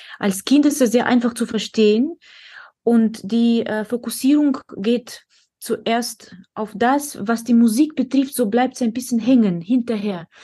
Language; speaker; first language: German; non-native, fluent; Russian